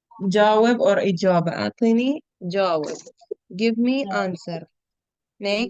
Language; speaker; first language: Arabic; non-native, fluent; Urdu